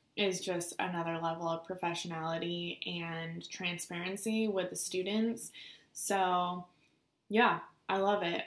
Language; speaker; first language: English; native; English